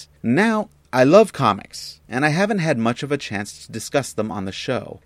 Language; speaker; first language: English; native; English